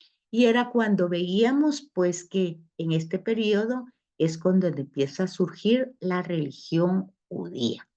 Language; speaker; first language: Spanish; native; Spanish